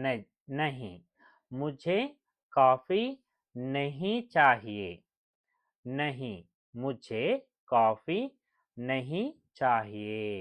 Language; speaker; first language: Hindi; non-native, local second language; Telugu